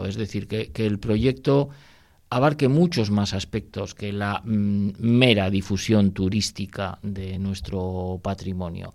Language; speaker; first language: Spanish; native; Spanish